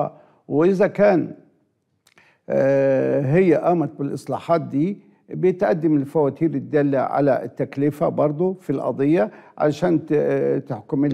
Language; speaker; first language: Arabic; native; Arabic